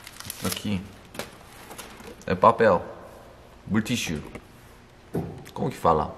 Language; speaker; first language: Portuguese; non-native, learner; Korean